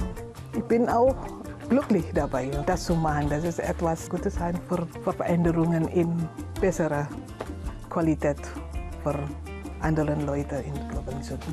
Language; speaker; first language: German; non-native, learner; Indonesian